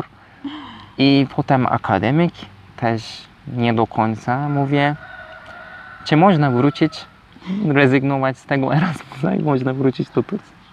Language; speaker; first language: Polish; non-native, learner; Turkish